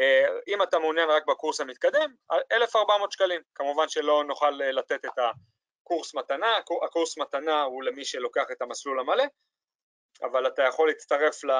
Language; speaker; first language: Hebrew; native; Hebrew